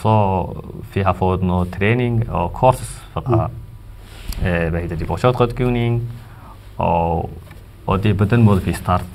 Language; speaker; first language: Danish; non-native, fluent; Somali